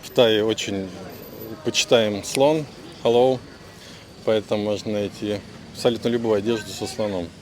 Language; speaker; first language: Russian; native; Russian